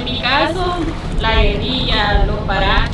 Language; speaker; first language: Spanish; native; Spanish